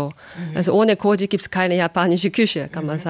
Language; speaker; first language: German; non-native, fluent; Japanese